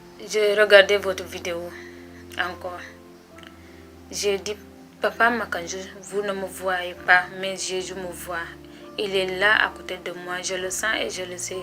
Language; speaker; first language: French; non-native, local second language; Wolof